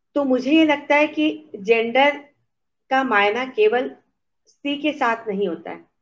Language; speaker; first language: Hindi; native; Hindi